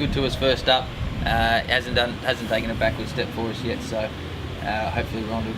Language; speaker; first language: English; native; English